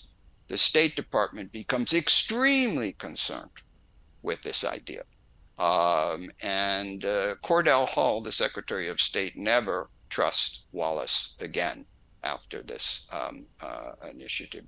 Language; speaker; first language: English; native; English